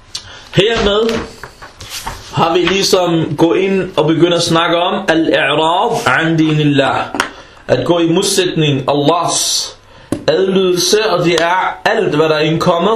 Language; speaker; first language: Danish; early bilingual, other home language; Arabic